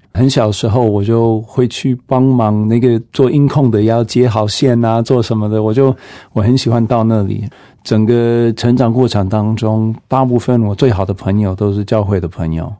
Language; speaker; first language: Chinese; non-native, fluent; English